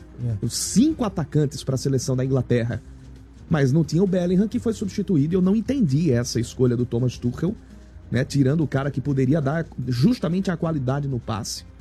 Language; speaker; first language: Portuguese; native; Portuguese